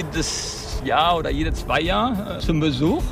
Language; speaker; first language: German; native; German